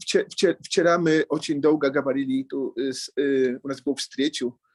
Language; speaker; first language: Russian; non-native, learner; Polish